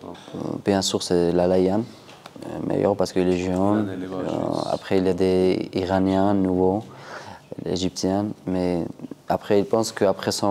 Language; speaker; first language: French; non-native, learner; Georgian